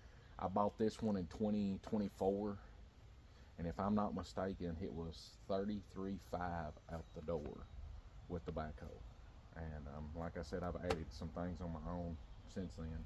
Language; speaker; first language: English; native; English